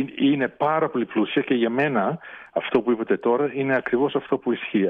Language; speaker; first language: Greek; early bilingual, heritage; Greek